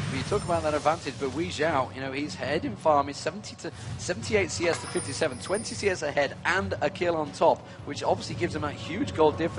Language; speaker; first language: English; native; English